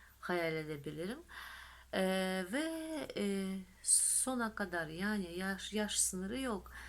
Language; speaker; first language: Turkish; non-native, fluent; Russian